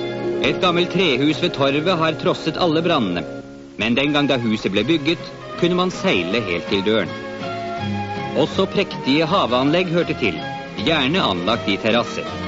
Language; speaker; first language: Norwegian; native; Norwegian